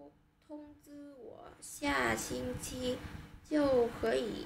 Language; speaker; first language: Chinese; non-native, learner; Vietnamese